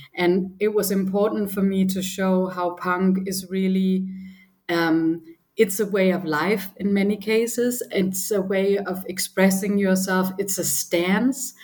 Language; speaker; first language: English; non-native, fluent; Danish